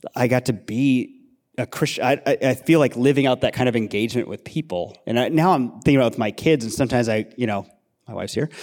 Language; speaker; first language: English; native; English